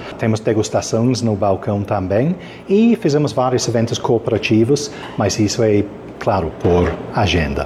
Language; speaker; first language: Portuguese; non-native, fluent; English